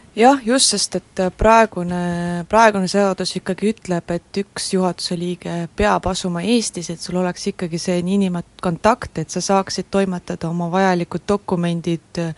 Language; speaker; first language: Estonian; non-native, local second language; Russian